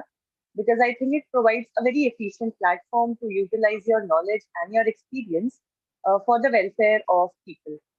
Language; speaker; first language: English; non-native, local second language; Hindi